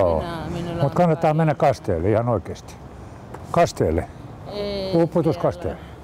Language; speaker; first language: Finnish; native; Finnish